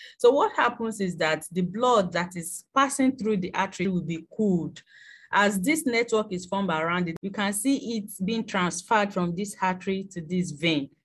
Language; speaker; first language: English; non-native, local second language; Yoruba